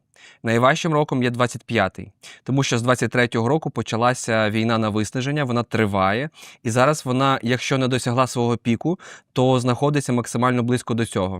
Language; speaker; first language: Ukrainian; native; Ukrainian